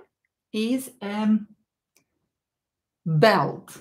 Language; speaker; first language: English; non-native, fluent; Russian